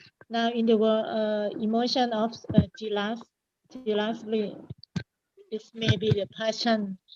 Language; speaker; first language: English; non-native, learner; Thai